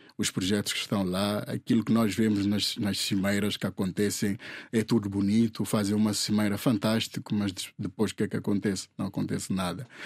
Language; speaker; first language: Portuguese; non-native, local second language; Upper Guinea Crioulo